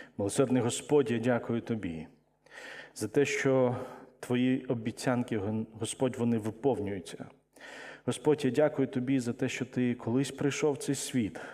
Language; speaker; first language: Ukrainian; non-native, local second language; Russian